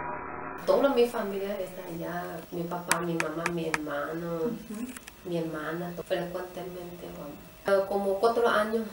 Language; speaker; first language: Spanish; non-native, learner; Chinese